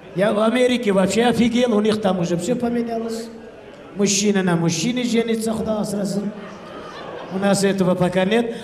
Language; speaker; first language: Russian; non-native, local second language; Uzbek